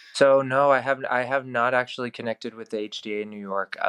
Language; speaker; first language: English; early bilingual, other home language; Spanish